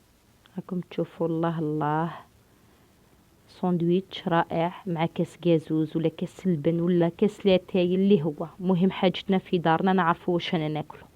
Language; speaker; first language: Arabic; native; Arabic